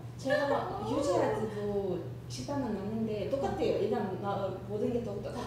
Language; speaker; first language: Korean; non-native, learner; Russian